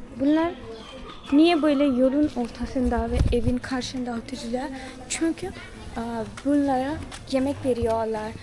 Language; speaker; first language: Turkish; non-native, fluent; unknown